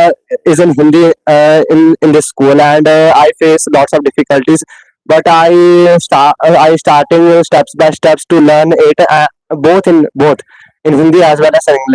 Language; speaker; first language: English; non-native, learner; Hindi